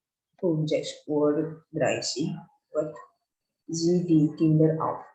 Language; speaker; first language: German; non-native, learner; Indonesian